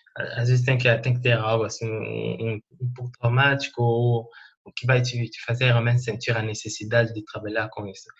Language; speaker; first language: Portuguese; non-native, fluent; French